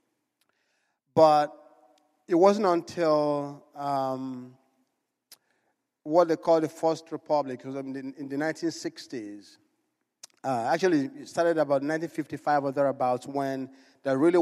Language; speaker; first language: English; non-native, local second language; Igbo